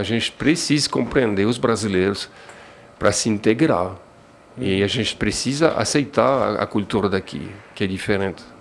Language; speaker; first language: Portuguese; non-native, fluent; French